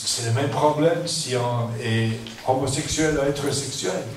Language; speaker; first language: French; non-native, fluent; English